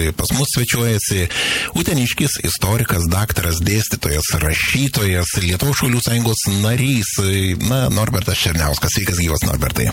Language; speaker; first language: Lithuanian; native; Lithuanian